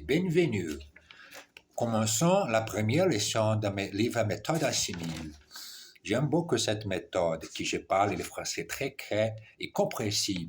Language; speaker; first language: French; non-native, learner; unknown